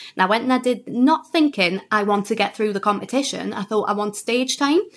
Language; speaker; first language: English; native; English